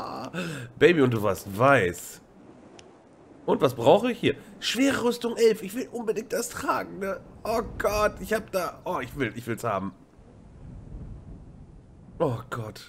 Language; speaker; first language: German; native; German